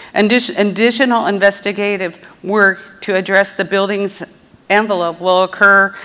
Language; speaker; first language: English; native; English